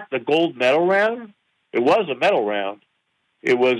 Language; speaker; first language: English; native; English